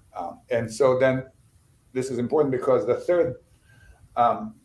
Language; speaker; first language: English; non-native, fluent; Bosnian